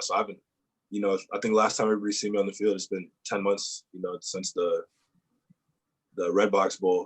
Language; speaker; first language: English; native; English